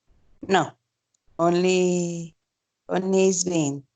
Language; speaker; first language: English; non-native, learner; Spanish